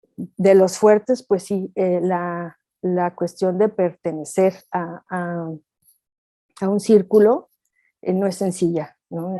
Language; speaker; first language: Spanish; native; Spanish